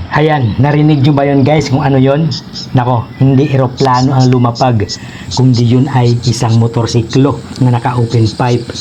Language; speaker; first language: Filipino; non-native, local second language; Hiligaynon